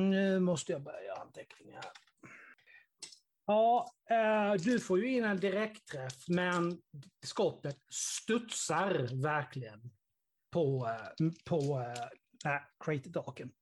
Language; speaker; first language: Swedish; native; Swedish